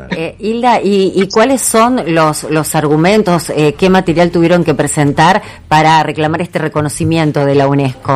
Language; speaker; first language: Spanish; native; Spanish